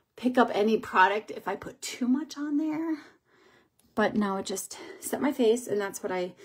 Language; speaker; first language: English; native; English